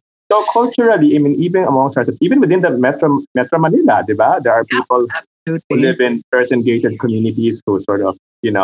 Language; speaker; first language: English; non-native, local second language; Filipino